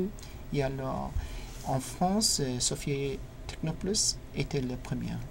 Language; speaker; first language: French; non-native, learner; English